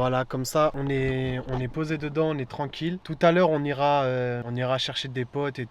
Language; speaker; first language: French; native; French